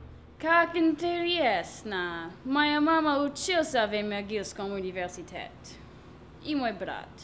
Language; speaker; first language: Russian; non-native, learner; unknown